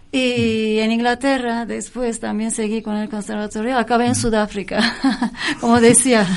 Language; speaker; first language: Spanish; non-native, fluent; Turkish